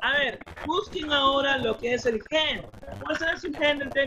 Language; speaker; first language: Spanish; native; Spanish